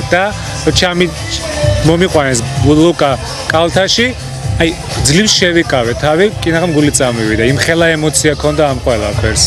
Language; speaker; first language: Georgian; early bilingual, heritage; Georgian